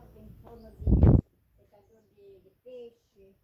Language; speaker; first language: Portuguese; native; Portuguese